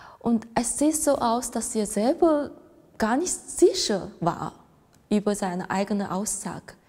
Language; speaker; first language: German; non-native, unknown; Chinese